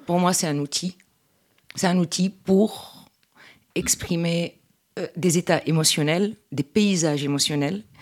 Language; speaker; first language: French; non-native, local second language; Arabic